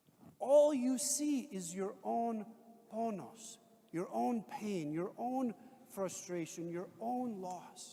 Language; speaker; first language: English; native; English